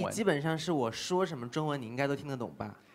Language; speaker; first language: Chinese; native; Chinese